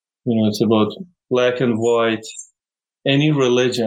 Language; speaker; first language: English; non-native, fluent; Persian